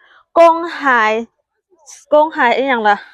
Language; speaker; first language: Chinese; non-native, fluent; Lao